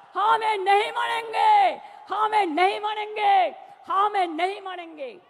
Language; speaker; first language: Hindi; non-native, local second language; Bangla